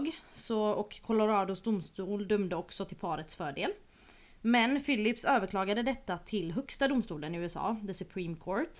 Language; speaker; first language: Swedish; native; Swedish